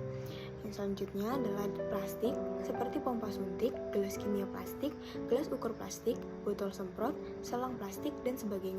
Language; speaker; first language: Malay; native; Malay